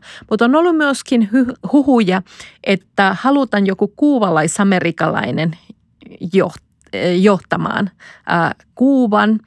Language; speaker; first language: Finnish; non-native, fluent; Spanish